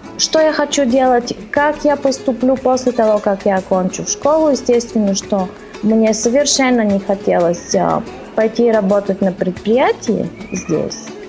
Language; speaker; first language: Russian; early bilingual, heritage; Russian